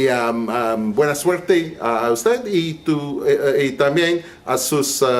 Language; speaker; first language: Spanish; non-native, learner; English